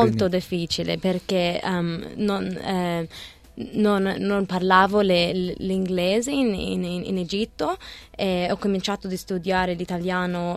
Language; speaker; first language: Italian; non-native, learner; Arabic